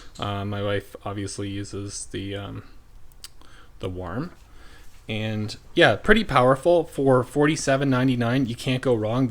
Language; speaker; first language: English; native; English